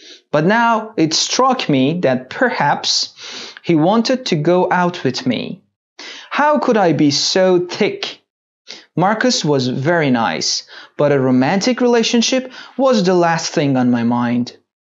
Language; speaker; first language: English; non-native, fluent; Persian